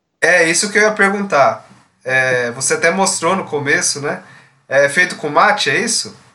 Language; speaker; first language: Portuguese; native; Portuguese